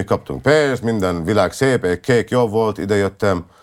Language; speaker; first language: Hungarian; non-native, learner; English